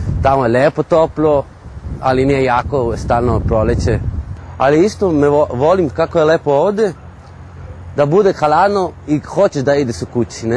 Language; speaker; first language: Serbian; non-native, learner; Spanish